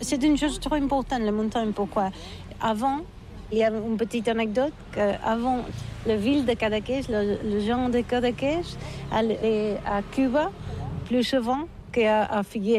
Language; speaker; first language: French; non-native, learner; Catalan